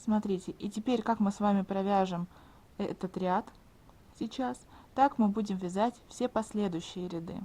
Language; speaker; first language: Russian; native; Russian